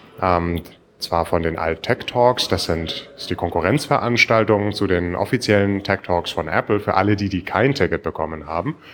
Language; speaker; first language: German; native; German